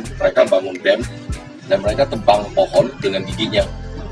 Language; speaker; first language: Indonesian; native; Indonesian